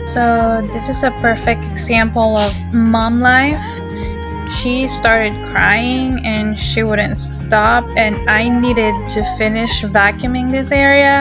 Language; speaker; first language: English; non-native, local second language; Filipino